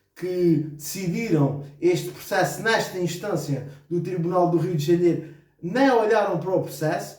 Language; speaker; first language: Portuguese; native; Portuguese